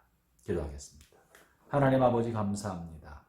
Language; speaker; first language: Korean; native; Korean